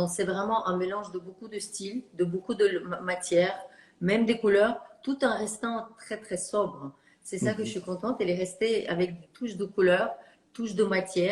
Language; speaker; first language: French; non-native, fluent; Russian